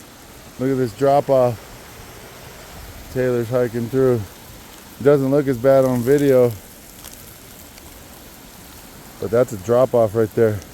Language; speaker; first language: English; native; English